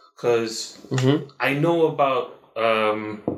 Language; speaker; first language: English; non-native, local second language; Malay